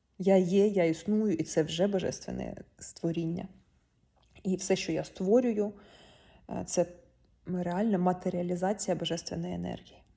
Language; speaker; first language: Ukrainian; non-native, local second language; Russian